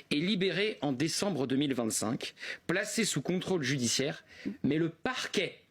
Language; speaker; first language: French; native; French